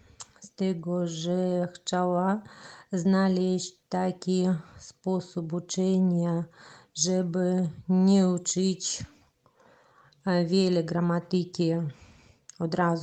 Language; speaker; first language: Polish; non-native, learner; Russian